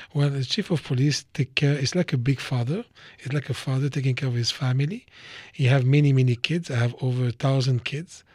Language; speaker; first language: English; non-native, fluent; French